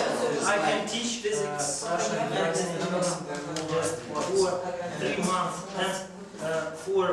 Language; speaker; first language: English; non-native, fluent; Russian